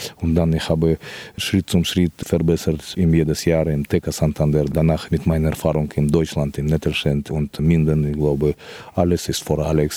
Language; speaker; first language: German; non-native, fluent; Russian